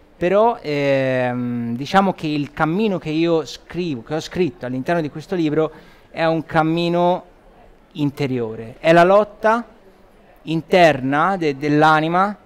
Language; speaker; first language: Italian; native; Italian